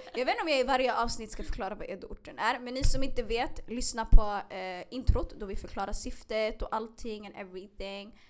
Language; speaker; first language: Swedish; early bilingual, other home language; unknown